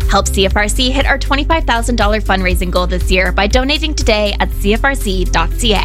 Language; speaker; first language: English; native; English